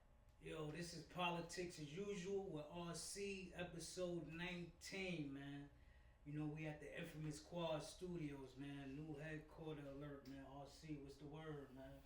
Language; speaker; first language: English; native; English